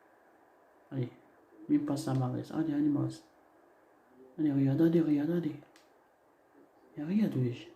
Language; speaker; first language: French; non-native, learner; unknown